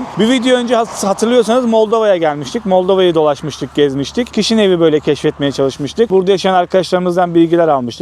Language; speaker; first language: Turkish; native; Turkish